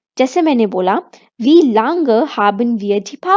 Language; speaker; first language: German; non-native, fluent; Hindi